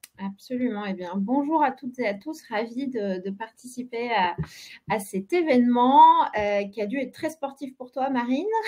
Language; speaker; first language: French; non-native, fluent; Polish